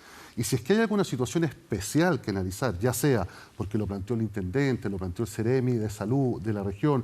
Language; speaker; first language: Spanish; native; Spanish